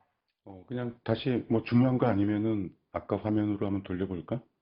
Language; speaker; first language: Korean; native; Korean